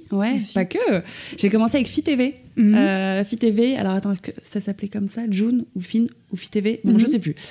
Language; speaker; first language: French; native; French